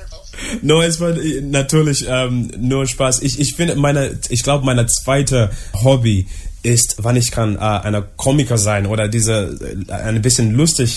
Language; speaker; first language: German; non-native, learner; English